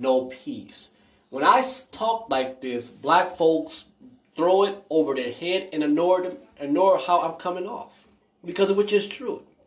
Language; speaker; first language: English; native; English